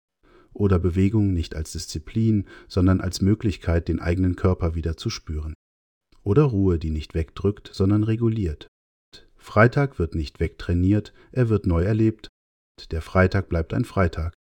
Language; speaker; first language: German; native; German